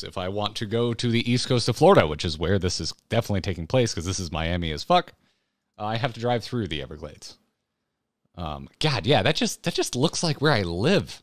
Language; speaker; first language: English; native; English